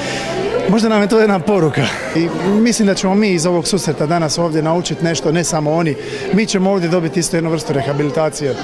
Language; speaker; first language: Croatian; native; Croatian